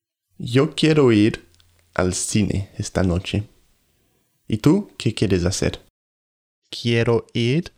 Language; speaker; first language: Spanish; non-native, fluent; English